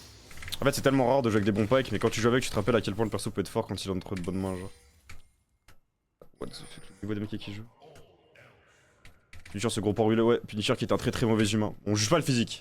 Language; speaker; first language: French; native; French